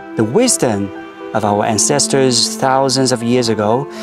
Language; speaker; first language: English; non-native, fluent; Chinese